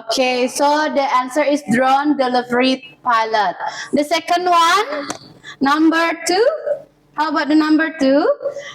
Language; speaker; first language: English; non-native, learner; Indonesian